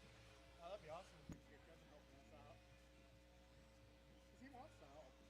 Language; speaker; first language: English; native; English